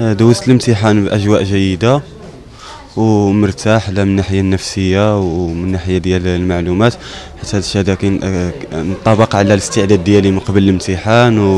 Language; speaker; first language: Arabic; native; Arabic